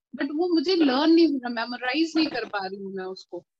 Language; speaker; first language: Hindi; native; Hindi